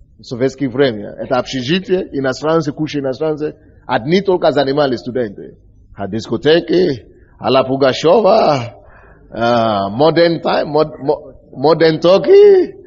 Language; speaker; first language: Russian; non-native, fluent; Yoruba